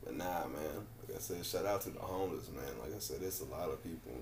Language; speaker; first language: English; native; English